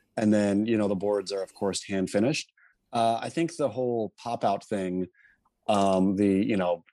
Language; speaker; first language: English; native; English